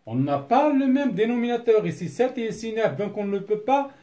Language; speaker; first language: French; non-native, local second language; Arabic